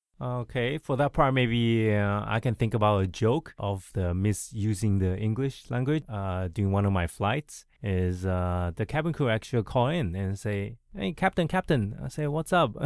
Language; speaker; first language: English; early bilingual, other home language; Chinese